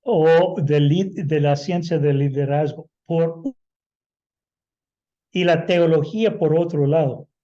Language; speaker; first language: Spanish; non-native, fluent; English